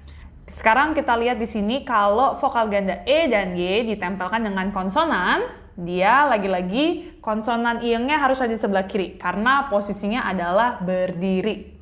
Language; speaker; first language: Indonesian; native; Indonesian